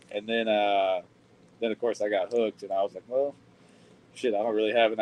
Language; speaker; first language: English; native; English